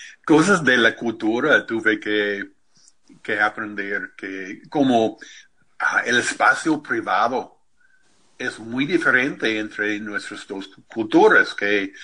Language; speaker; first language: Spanish; non-native, fluent; English